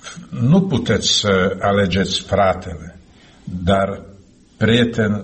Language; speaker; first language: Romanian; non-native, fluent; Slovak